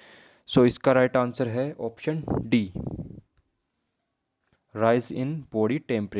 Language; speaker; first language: Hindi; native; Hindi